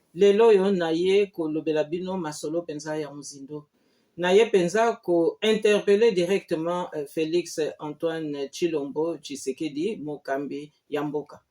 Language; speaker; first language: Lingala; non-native, local second language; Kongo